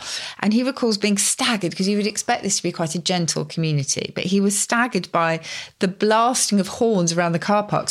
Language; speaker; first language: English; native; English